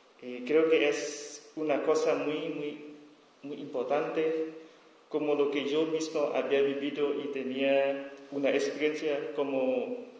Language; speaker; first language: Spanish; non-native, learner; S'gaw Karen